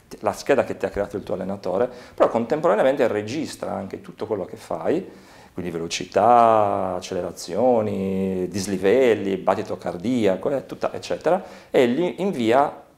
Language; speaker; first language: Italian; native; Italian